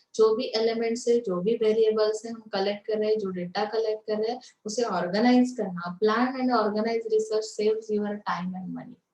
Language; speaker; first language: Hindi; non-native, local second language; Marathi